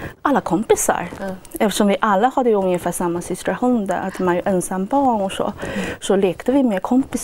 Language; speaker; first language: Swedish; non-native, fluent; Chinese